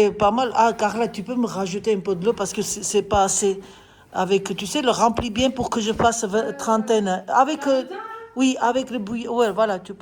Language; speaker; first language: French; non-native, fluent; Armenian